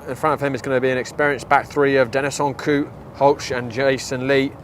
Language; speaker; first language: English; native; English